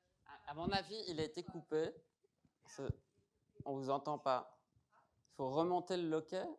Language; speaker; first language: French; native; French